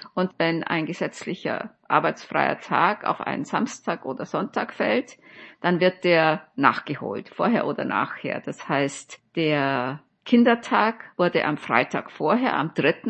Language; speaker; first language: German; native; German